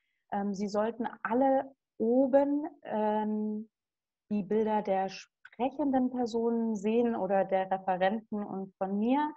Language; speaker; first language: German; native; German